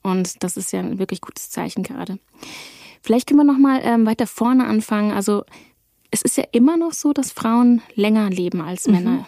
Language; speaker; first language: German; native; German